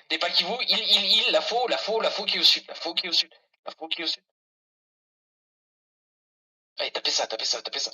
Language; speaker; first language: French; native; French